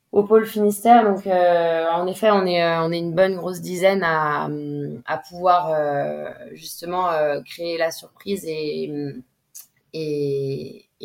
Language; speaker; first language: French; native; French